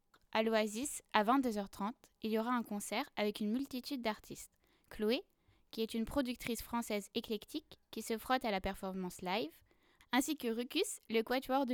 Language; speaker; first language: French; native; French